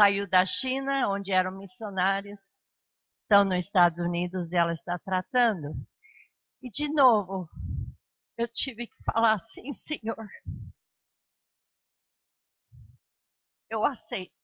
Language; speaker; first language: Portuguese; non-native, fluent; English